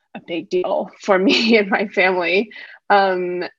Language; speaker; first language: English; early bilingual, other home language; Wu Chinese